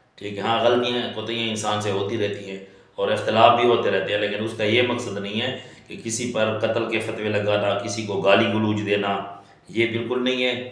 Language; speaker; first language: Urdu; non-native, local second language; Pashto